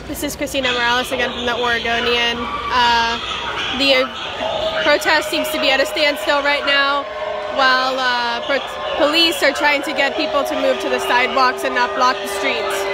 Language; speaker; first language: English; native; English